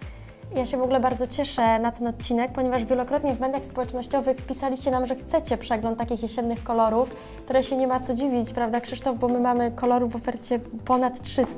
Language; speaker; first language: Polish; native; Polish